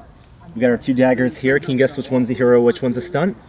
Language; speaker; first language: English; native; English